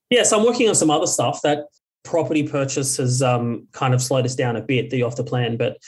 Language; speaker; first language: English; native; English